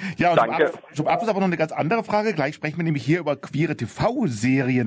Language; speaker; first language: German; native; German